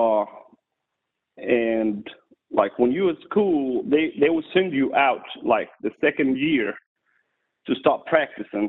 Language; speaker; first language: English; non-native, fluent; Arabic